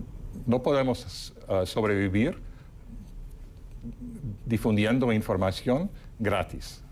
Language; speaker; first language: Spanish; non-native, fluent; English